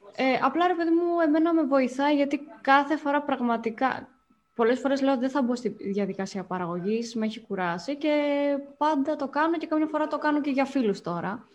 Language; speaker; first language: Greek; native; Greek